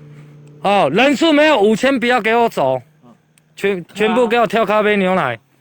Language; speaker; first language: Chinese; native; Chinese